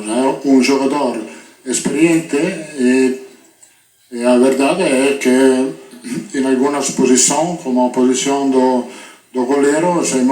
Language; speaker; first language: Spanish; non-native, fluent; Italian